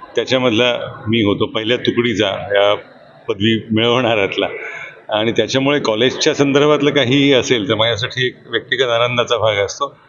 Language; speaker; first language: Marathi; native; Marathi